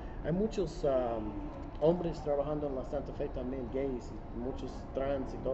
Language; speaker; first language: Spanish; non-native, fluent; English